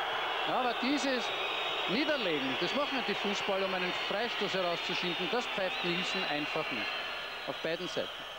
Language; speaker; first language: German; native; German